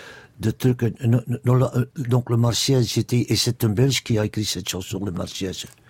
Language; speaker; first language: French; non-native, local second language; Dutch